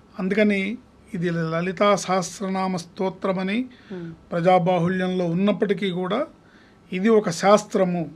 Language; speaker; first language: Telugu; native; Telugu